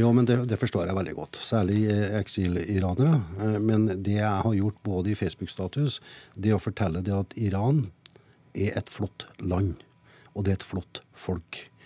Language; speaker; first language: Norwegian; native; Norwegian